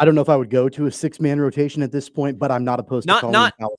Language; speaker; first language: English; native; English